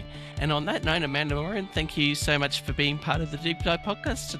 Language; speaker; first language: English; native; English